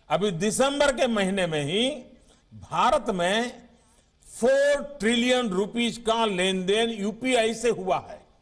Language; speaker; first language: Hindi; native; Hindi